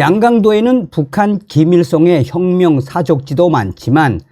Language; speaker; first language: Korean; native; Korean